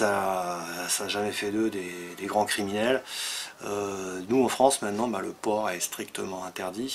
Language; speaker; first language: French; native; French